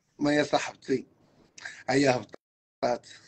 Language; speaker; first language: Arabic; native; Arabic